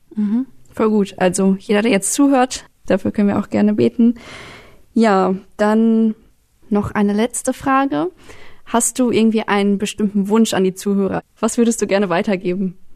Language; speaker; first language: German; native; German